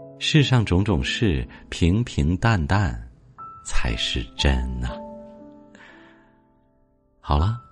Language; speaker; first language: Chinese; native; Chinese